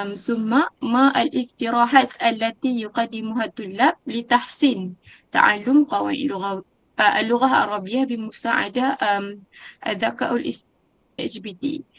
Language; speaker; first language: Arabic; non-native, learner; Malay